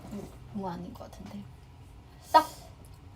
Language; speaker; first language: Korean; non-native, fluent; Chinese